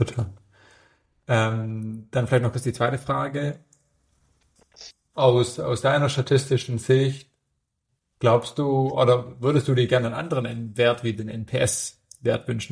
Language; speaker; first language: German; native; German